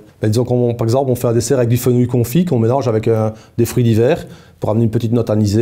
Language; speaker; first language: French; native; French